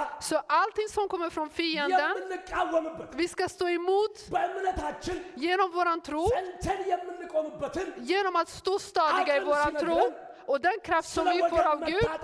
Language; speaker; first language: Swedish; non-native, fluent; Amharic